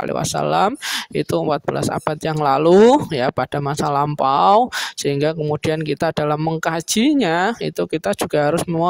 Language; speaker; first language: Indonesian; native; Indonesian